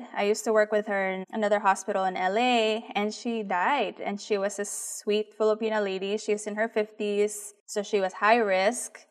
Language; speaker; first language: English; early bilingual, other home language; Filipino